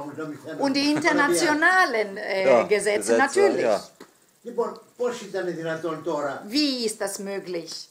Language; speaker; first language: German; non-native, fluent; Greek